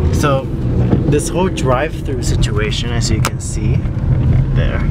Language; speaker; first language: English; native; English